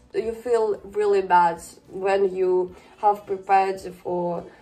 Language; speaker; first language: English; non-native, learner; Russian